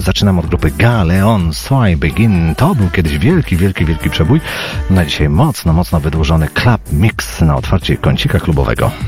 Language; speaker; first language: Polish; native; Polish